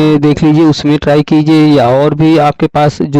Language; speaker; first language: Hindi; native; Hindi